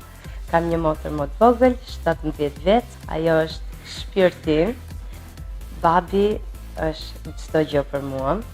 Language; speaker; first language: Albanian; early bilingual, heritage; Albanian